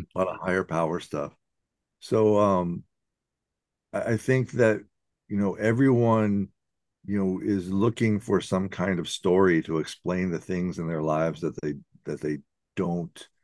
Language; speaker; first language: English; native; English